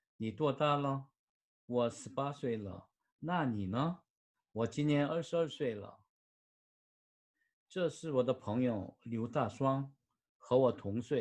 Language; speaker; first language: Chinese; non-native, fluent; Korean